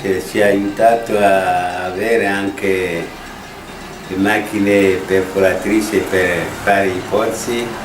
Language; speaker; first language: Italian; non-native, fluent; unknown